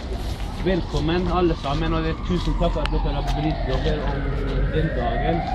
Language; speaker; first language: Norwegian; non-native, fluent; Persian